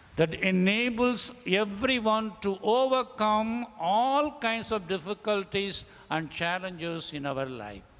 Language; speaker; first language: English; non-native, local second language; Tamil